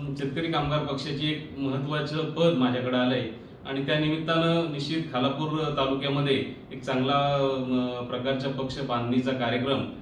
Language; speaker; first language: Marathi; native; Marathi